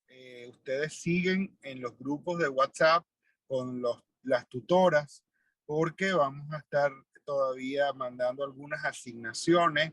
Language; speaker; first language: Spanish; native; Spanish